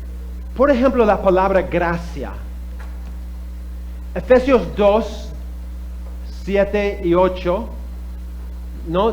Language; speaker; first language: Spanish; non-native, fluent; English